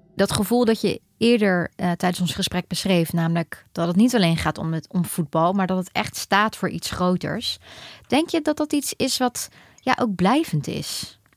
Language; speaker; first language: Dutch; native; Dutch